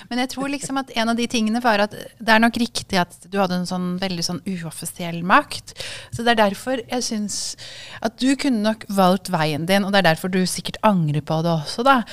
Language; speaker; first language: Norwegian; early bilingual, other home language; Kurdish